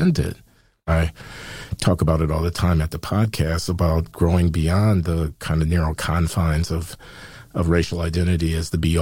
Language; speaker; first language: English; native; English